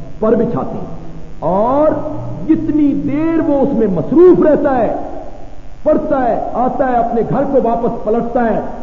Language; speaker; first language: Urdu; non-native, local second language; Punjabi